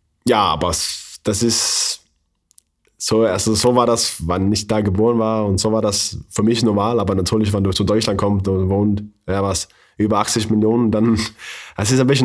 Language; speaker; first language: German; non-native, learner; Faroese